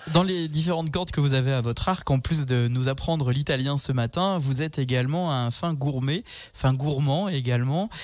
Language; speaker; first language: French; native; French